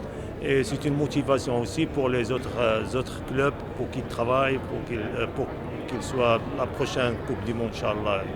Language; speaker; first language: French; non-native, local second language; Arabic